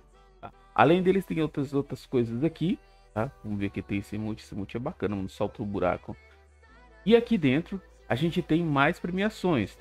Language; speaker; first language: Portuguese; native; Portuguese